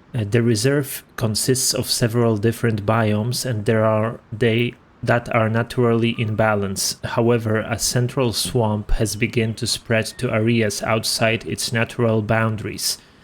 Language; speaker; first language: English; non-native, fluent; Polish